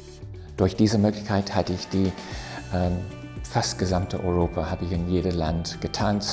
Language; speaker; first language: German; non-native, fluent; English